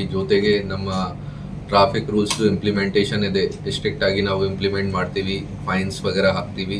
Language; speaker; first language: Kannada; non-native, local second language; Hindi